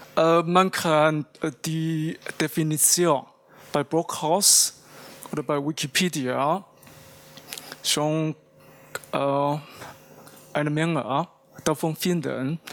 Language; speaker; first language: German; non-native, fluent; Chinese